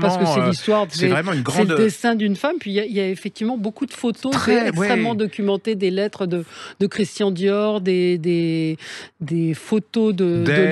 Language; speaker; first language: French; native; French